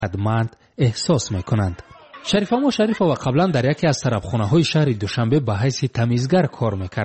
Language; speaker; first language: Tajik; native; Tajik